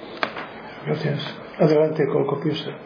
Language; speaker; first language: Spanish; native; Spanish